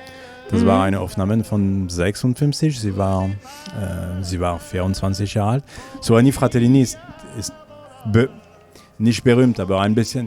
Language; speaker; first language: German; non-native, learner; French